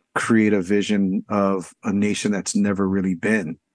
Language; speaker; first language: English; native; English